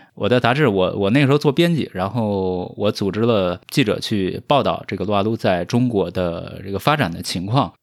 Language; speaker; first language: Chinese; native; Chinese